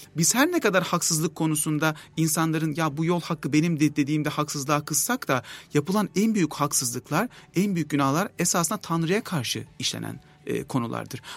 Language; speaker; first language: Turkish; native; Turkish